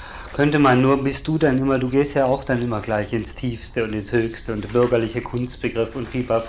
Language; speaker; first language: German; native; German